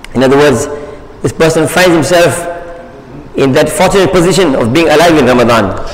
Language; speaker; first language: English; native; English